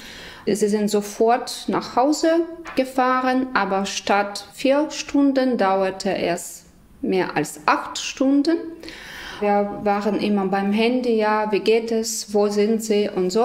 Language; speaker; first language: German; non-native, fluent; Ukrainian